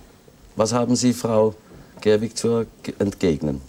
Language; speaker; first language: German; native; German